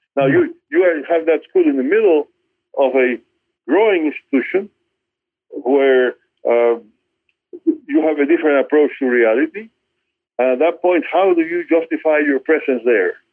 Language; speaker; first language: English; non-native, fluent; Spanish